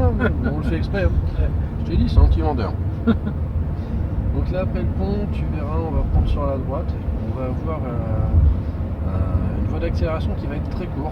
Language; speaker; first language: French; native; French